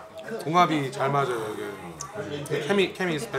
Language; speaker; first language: Korean; native; Korean